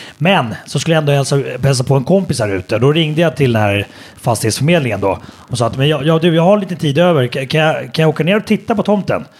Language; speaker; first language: Swedish; native; Swedish